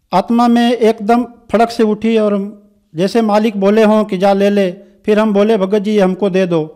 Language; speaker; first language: Hindi; native; Hindi